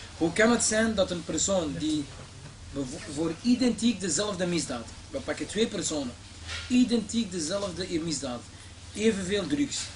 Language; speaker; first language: Dutch; early bilingual, other home language; Arabic